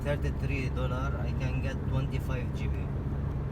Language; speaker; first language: English; non-native, learner; Arabic